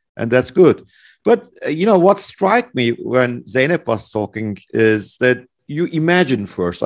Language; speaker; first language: English; non-native, fluent; Turkish